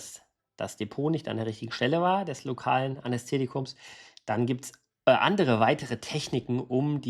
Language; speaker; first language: German; native; German